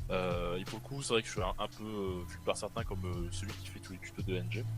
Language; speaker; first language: French; native; French